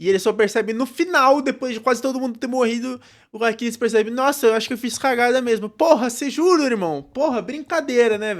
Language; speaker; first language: Portuguese; native; Portuguese